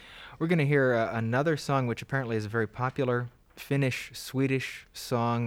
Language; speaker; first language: English; native; English